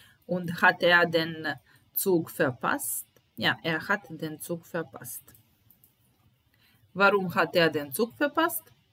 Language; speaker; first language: German; non-native, fluent; Italian